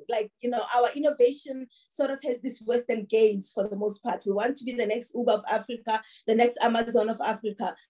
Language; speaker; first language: English; non-native, local second language; Tsonga